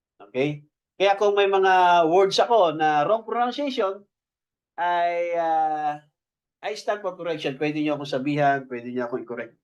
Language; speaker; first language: Filipino; native; Filipino